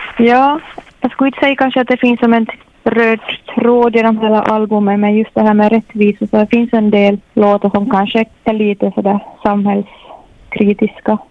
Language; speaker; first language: Swedish; native; Swedish